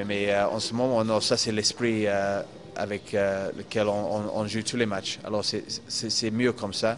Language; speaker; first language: French; non-native, fluent; English